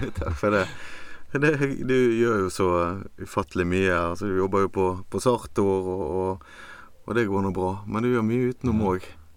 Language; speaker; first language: Norwegian; native; Norwegian